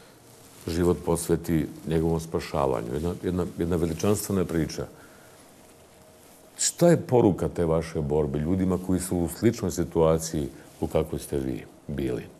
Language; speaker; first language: Bosnian; native; Bosnian